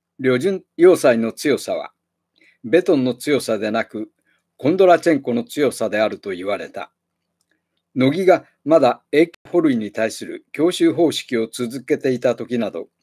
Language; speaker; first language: Japanese; native; Japanese